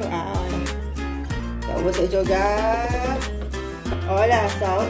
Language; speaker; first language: Portuguese; non-native, learner; Thai